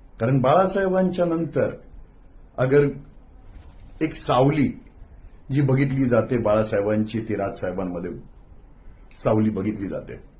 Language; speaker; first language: Marathi; non-native, local second language; Hindi